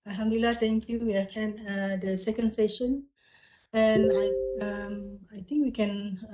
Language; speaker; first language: English; non-native, local second language; Malay